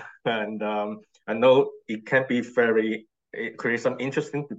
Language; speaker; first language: English; non-native, local second language; Cantonese